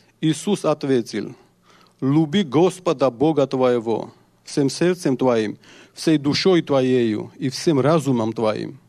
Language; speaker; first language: Russian; non-native, local second language; Georgian